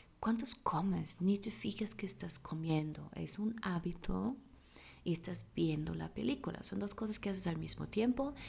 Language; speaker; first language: Spanish; non-native, fluent; German